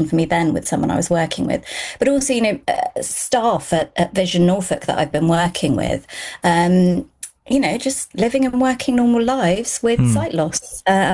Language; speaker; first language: English; non-native, local second language; Gujarati